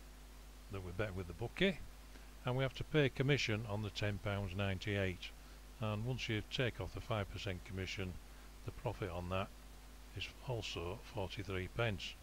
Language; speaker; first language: English; native; English